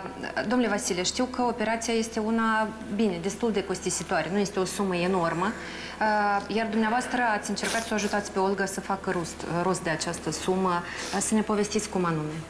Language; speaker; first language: Romanian; native; Romanian